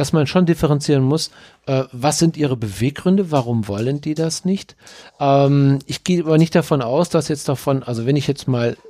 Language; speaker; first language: German; native; German